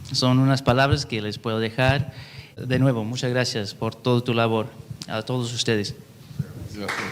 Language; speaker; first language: Spanish; non-native, fluent; English